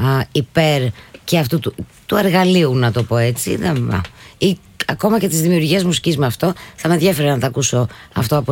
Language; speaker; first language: Greek; native; Greek